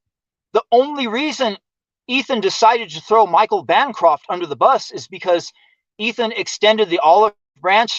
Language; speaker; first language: English; native; English